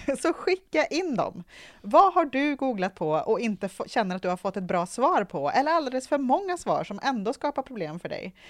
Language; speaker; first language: Swedish; native; Swedish